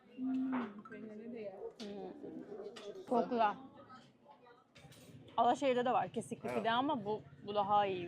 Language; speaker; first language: Turkish; native; Turkish